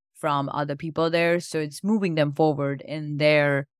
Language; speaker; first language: English; non-native, local second language; Gujarati